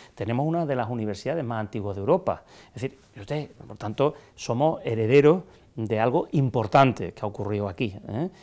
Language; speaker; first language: Spanish; native; Spanish